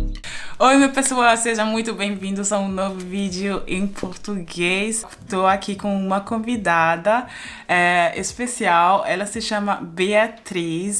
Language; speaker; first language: Portuguese; non-native, fluent; German